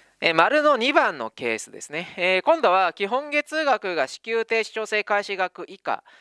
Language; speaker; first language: Japanese; native; Japanese